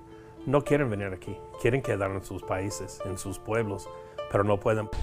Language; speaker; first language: Spanish; non-native, fluent; English